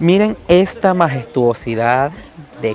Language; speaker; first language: Spanish; native; Spanish